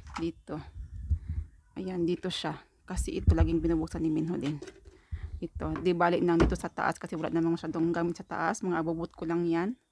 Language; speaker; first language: Filipino; non-native, local second language; Cebuano